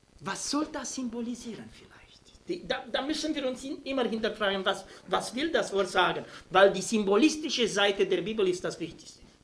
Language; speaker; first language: German; non-native, fluent; Romanian